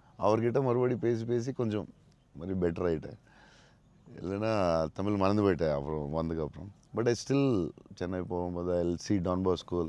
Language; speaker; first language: Tamil; non-native, local second language; Telugu